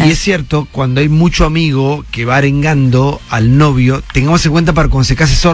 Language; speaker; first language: Spanish; native; Spanish